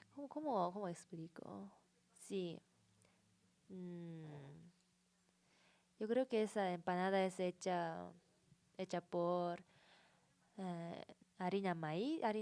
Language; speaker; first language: Spanish; non-native, learner; Japanese